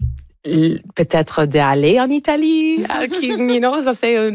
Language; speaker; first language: French; early bilingual, heritage; English